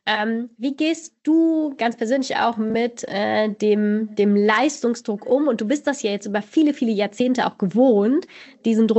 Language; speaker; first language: German; native; German